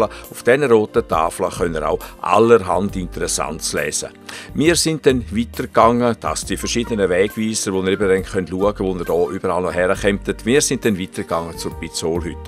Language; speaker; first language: German; native; German